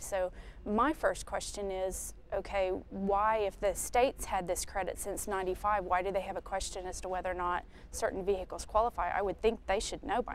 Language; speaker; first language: English; native; English